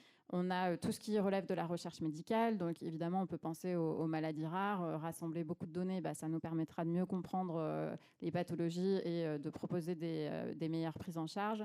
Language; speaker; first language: French; native; French